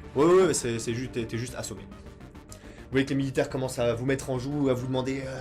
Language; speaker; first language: French; native; French